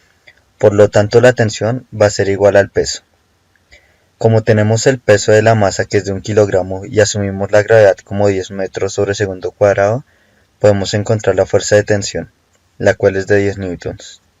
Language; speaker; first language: Spanish; native; Spanish